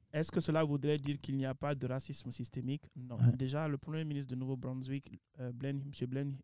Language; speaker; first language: French; non-native, local second language; Fula